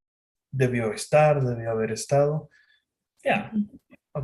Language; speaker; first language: Spanish; non-native, fluent; English